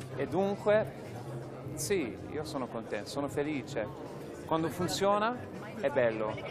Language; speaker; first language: Italian; non-native, fluent; English